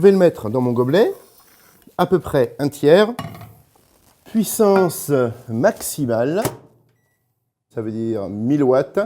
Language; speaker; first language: French; native; French